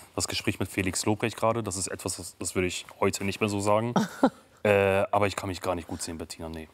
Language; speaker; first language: German; early bilingual, other home language; Kurdish